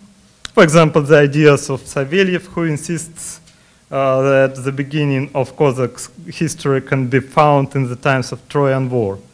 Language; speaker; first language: English; non-native, fluent; Russian